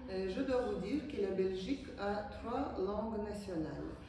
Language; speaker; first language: French; non-native, fluent; Ukrainian